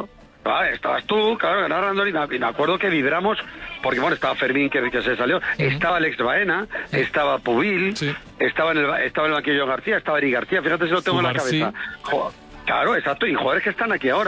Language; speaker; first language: Spanish; native; Spanish